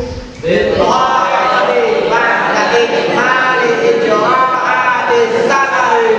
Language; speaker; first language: Arabic; non-native, learner; Indonesian